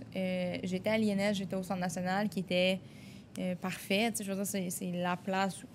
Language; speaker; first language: French; native; French